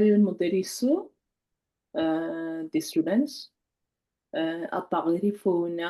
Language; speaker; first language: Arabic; non-native, learner; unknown